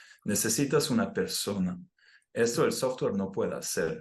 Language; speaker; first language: Spanish; non-native, fluent; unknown